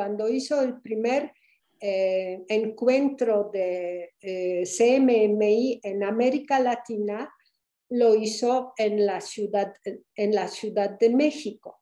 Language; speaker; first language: Spanish; non-native, fluent; Polish